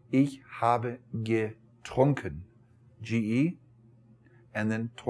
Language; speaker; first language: German; non-native, fluent; English